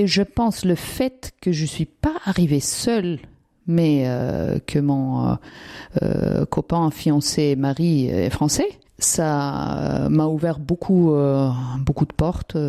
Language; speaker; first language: French; non-native, fluent; German